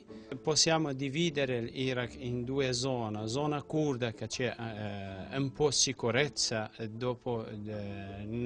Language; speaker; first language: Italian; non-native, fluent; Central Kurdish